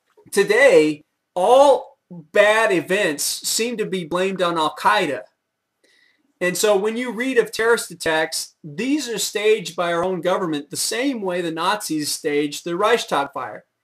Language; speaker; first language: English; native; English